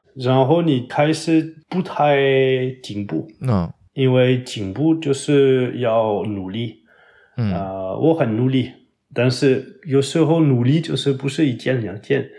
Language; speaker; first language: Chinese; non-native, learner; French